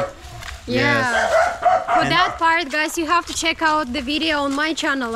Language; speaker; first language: English; non-native, learner; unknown